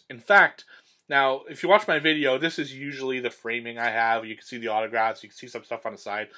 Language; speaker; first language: English; native; English